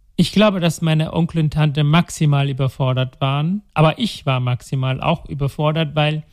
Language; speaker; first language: German; non-native, local second language; Tamil